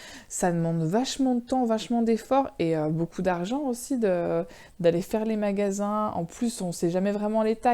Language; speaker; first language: French; native; French